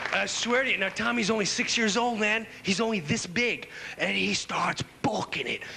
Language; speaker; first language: English; native; English